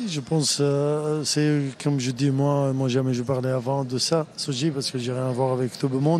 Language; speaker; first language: French; non-native, learner; Arabic